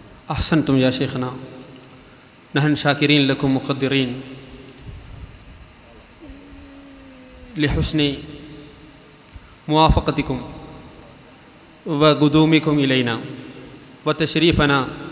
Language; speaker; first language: Arabic; non-native, fluent; Malayalam